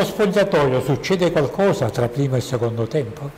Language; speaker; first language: Italian; native; Italian